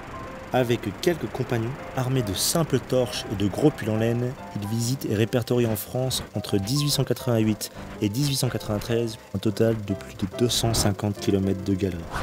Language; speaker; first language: French; native; French